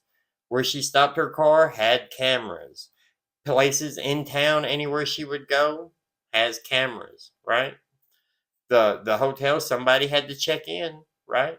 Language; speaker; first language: English; native; English